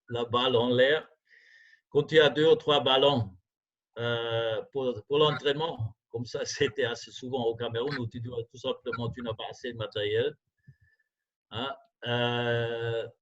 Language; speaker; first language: French; non-native, fluent; German